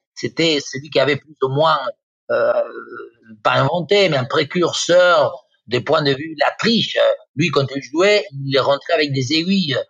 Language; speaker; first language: French; non-native, fluent; Spanish